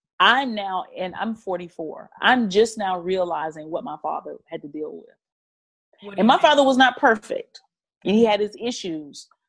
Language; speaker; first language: English; native; English